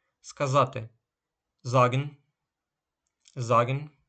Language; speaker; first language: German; non-native, fluent; Ukrainian